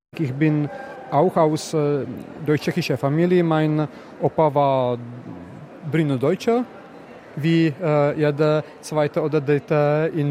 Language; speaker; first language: German; non-native, learner; Czech